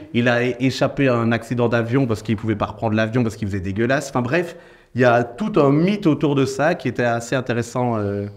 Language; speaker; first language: French; native; French